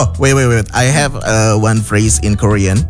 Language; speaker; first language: English; non-native, fluent; Indonesian